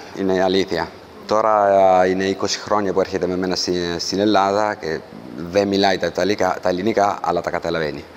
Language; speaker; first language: Greek; early bilingual, heritage; Greek